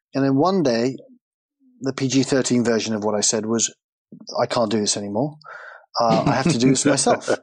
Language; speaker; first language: English; native; English